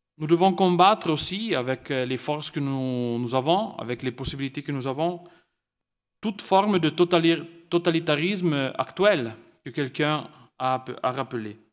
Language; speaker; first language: French; non-native, local second language; Italian